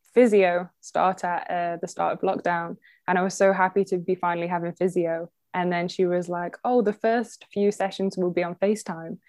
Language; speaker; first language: English; native; English